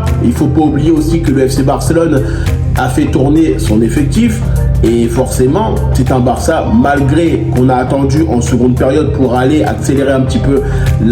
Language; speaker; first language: French; native; French